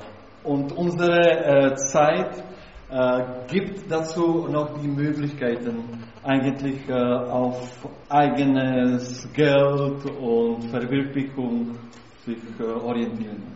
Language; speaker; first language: German; non-native, learner; Czech